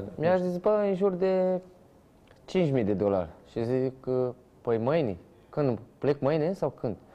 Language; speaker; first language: Romanian; non-native, fluent; Portuguese